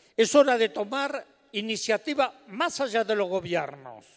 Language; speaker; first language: Spanish; native; Spanish